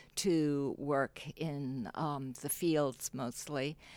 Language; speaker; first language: English; non-native, local second language; Cantonese